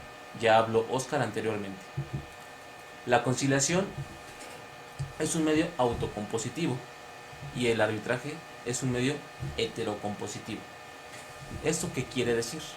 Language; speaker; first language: Spanish; native; Spanish